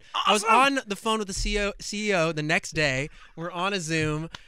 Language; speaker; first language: English; native; English